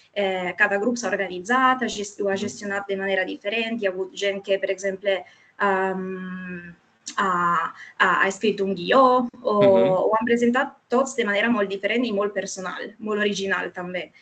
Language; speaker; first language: Catalan; non-native, fluent; Italian